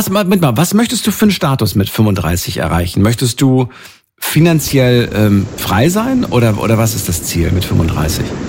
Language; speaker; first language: German; native; German